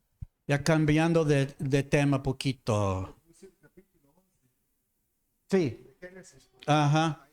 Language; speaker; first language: Spanish; non-native, fluent; English